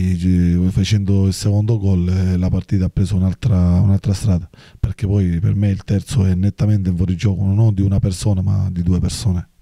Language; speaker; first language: Italian; native; Italian